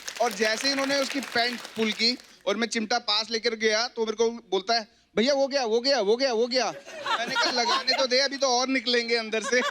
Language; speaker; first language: Hindi; native; Hindi